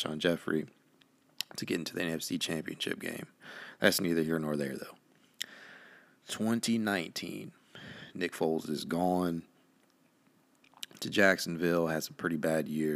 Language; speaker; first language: English; native; English